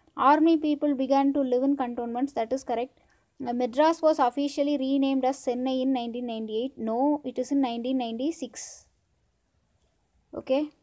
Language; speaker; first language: English; non-native, local second language; Tamil